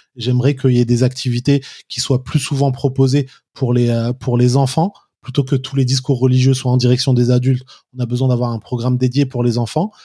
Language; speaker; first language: French; native; French